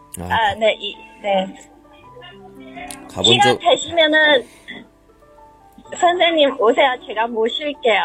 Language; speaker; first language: Korean; non-native, learner; Chinese